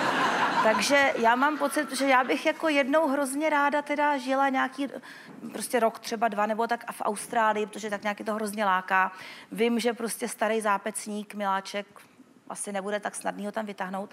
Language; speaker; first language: Czech; native; Czech